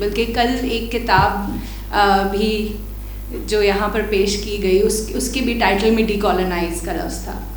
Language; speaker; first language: Urdu; non-native, local second language; Punjabi